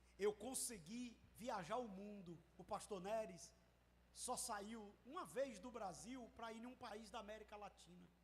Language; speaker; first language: Portuguese; native; Portuguese